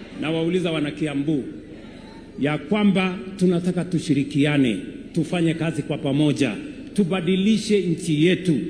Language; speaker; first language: Swahili; non-native, local second language; Kalenjin